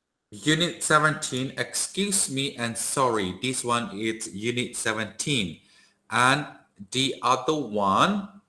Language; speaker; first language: English; non-native, fluent; Thai